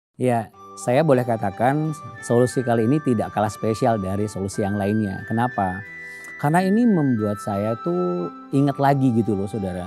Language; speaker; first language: Indonesian; native; Indonesian